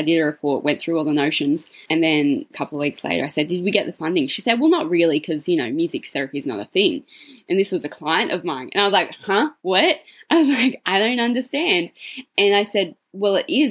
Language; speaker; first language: English; native; English